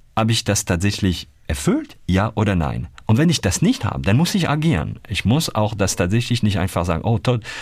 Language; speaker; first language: German; non-native, fluent; French